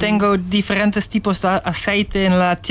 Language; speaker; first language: Spanish; non-native, learner; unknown